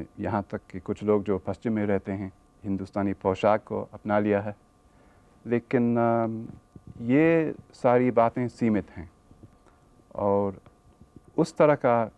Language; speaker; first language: Hindi; non-native, fluent; English